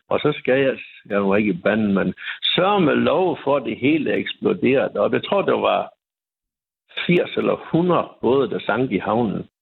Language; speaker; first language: Danish; native; Danish